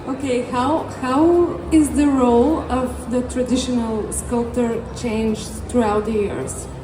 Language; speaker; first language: English; non-native, fluent; Bulgarian